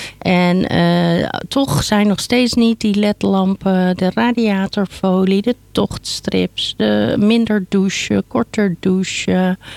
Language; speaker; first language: Dutch; native; Dutch